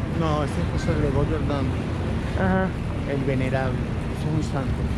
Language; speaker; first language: Spanish; native; Spanish